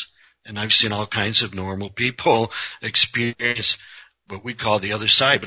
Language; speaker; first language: English; native; English